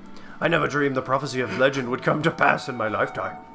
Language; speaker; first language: English; native; English